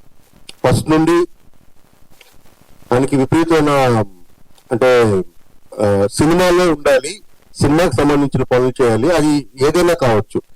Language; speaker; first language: Telugu; native; Telugu